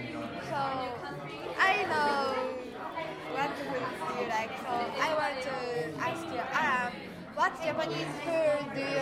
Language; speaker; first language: English; non-native, learner; Japanese